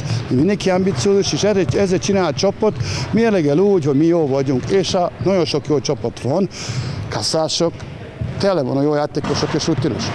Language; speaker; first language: Hungarian; non-native, learner; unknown